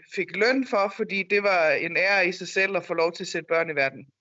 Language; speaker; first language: Danish; native; Danish